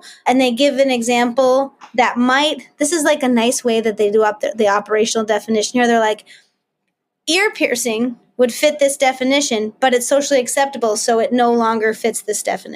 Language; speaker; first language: English; native; English